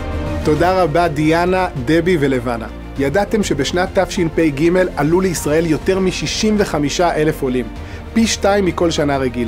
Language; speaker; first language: Hebrew; native; Hebrew